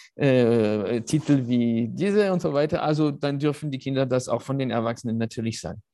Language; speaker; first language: German; non-native, fluent; French